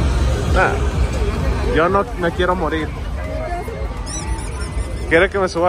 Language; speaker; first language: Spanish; early bilingual, heritage; English